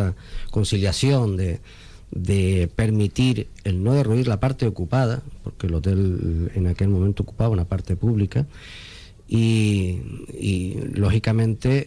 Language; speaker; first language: Spanish; native; Spanish